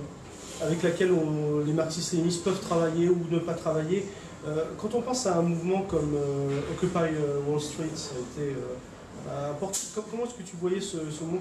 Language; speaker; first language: French; native; French